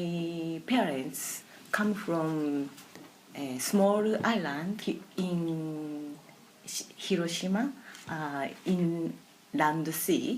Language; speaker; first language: English; non-native, learner; Japanese